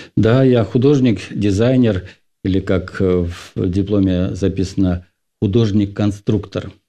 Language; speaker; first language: Russian; non-native, local second language; Finnish